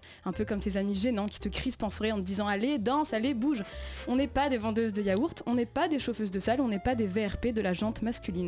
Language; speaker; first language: French; native; French